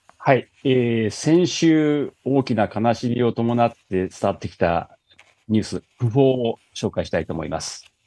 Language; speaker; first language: Japanese; native; Japanese